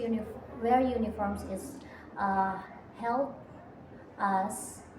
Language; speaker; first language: English; non-native, learner; Indonesian